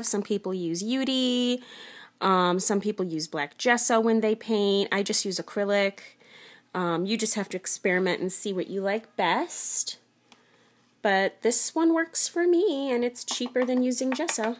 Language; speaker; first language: English; native; English